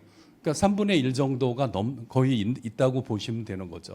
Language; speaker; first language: Korean; native; Korean